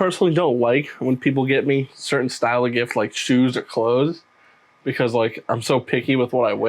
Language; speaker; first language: English; native; English